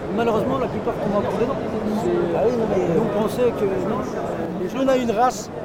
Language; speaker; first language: French; native; French